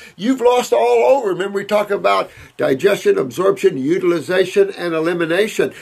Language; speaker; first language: English; native; English